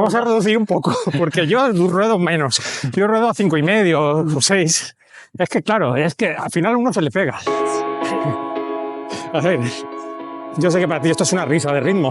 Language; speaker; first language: Spanish; native; Spanish